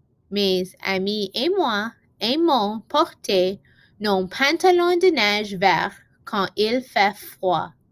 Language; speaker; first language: French; non-native, learner; English